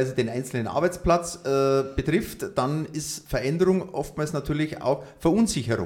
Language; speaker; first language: German; native; German